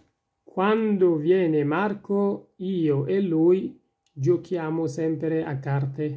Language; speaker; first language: Italian; non-native, fluent; Persian